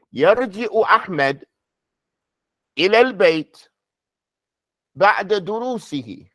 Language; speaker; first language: Arabic; non-native, fluent; English